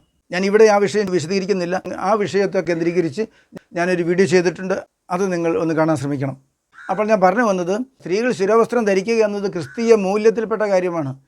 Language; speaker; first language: Malayalam; native; Malayalam